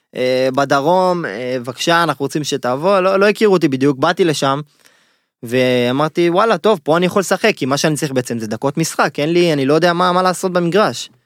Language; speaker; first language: Hebrew; native; Hebrew